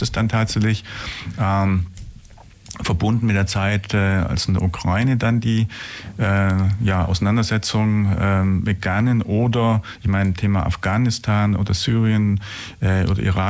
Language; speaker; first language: German; native; German